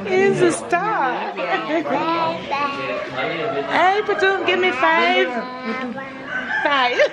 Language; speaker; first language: English; non-native, fluent; French